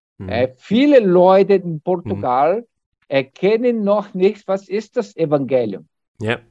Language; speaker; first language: German; non-native, learner; Portuguese